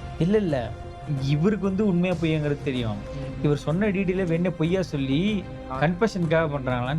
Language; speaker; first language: Tamil; native; Tamil